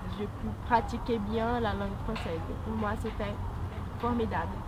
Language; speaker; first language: French; non-native, learner; Portuguese